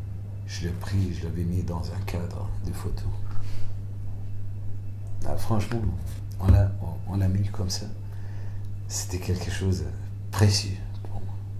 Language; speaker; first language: French; non-native, fluent; Arabic